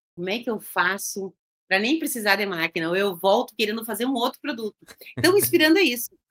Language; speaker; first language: Portuguese; native; Portuguese